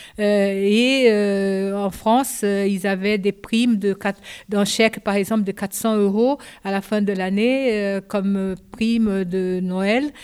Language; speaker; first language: French; non-native, fluent; Japanese